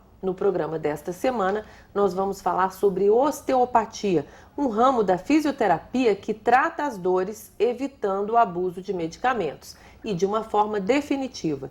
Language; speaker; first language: Portuguese; native; Portuguese